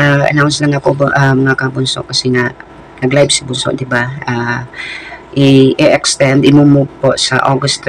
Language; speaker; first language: Filipino; native; Filipino